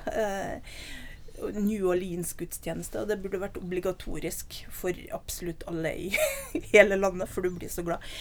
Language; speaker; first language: Norwegian; native; Norwegian